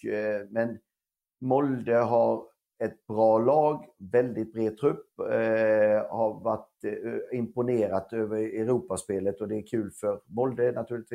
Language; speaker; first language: Swedish; native; Swedish